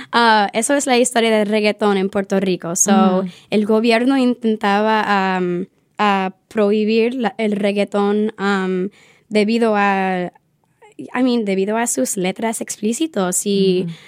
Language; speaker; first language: Spanish; early bilingual, heritage; Spanish